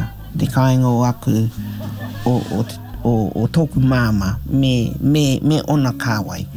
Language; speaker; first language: Māori; non-native, local second language; English